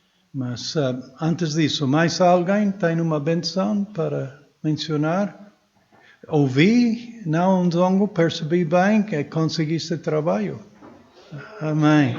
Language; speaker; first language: Portuguese; non-native, fluent; English